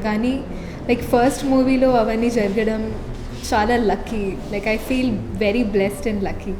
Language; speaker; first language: Telugu; non-native, local second language; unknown